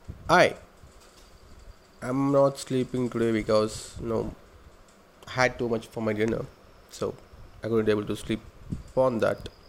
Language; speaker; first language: English; non-native, local second language; Tamil